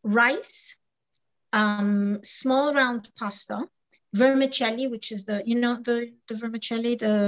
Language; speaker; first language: English; non-native, fluent; Arabic